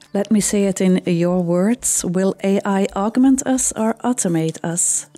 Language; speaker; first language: English; non-native, fluent; Dutch